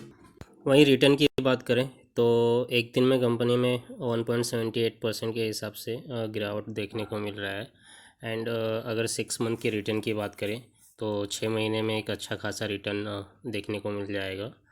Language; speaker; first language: Hindi; native; Hindi